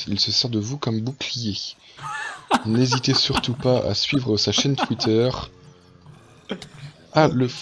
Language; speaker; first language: French; native; French